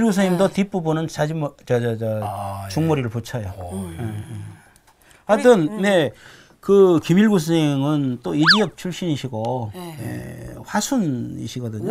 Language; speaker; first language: Korean; native; Korean